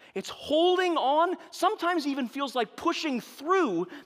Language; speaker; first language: English; native; English